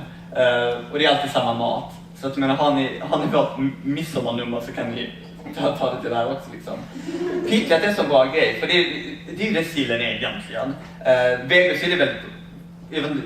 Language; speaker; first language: Swedish; native; Swedish